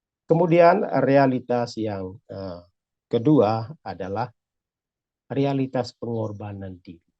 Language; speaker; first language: Indonesian; native; Indonesian